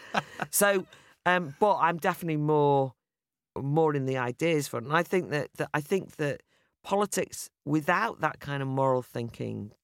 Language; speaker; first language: English; native; English